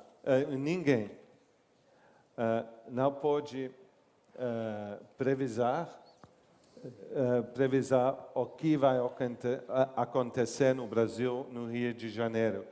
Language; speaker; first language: Portuguese; non-native, learner; English